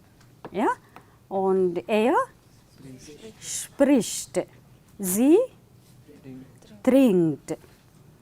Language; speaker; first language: German; non-native, fluent; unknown